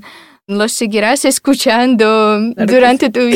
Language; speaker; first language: Spanish; non-native, fluent; Russian